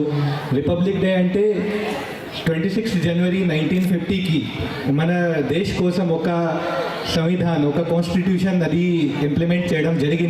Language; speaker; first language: Telugu; non-native, learner; Hindi